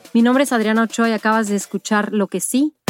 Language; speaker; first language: Spanish; native; Spanish